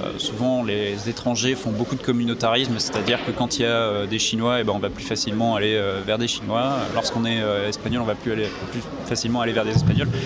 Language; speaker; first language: French; native; French